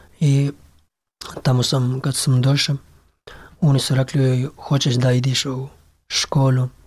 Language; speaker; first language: Serbian; non-native, learner; Pashto